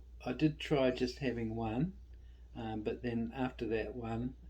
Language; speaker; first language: English; native; English